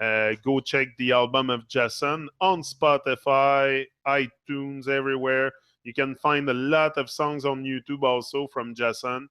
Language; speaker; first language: English; non-native, fluent; French